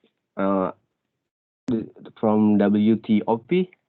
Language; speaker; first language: English; non-native, learner; Indonesian